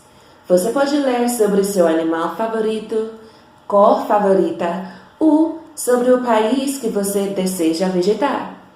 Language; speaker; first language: Portuguese; non-native, fluent; English